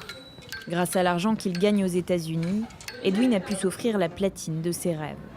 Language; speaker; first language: French; native; French